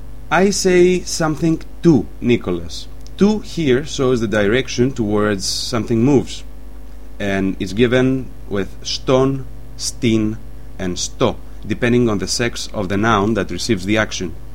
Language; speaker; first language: English; non-native, fluent; Greek